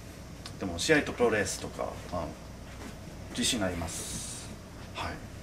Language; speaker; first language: Japanese; non-native, fluent; English